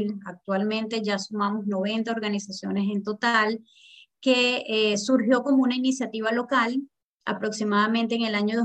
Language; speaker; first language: Spanish; native; Spanish